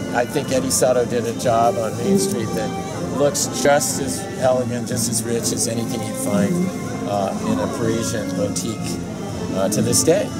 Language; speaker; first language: English; native; English